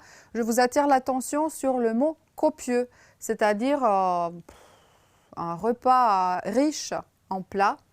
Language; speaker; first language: French; non-native, fluent; Romanian